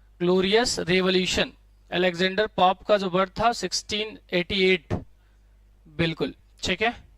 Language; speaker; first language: Hindi; native; Hindi